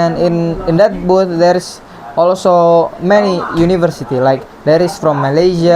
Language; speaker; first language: English; non-native, learner; Indonesian